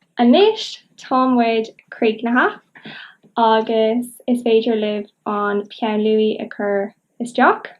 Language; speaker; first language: Irish; non-native, local second language; English